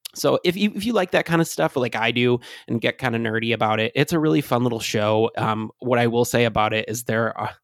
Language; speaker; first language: English; native; English